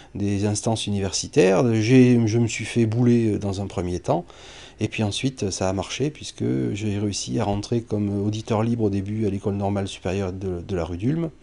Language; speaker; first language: French; native; French